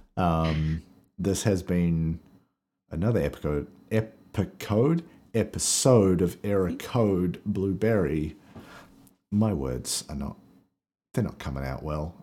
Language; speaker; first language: English; native; English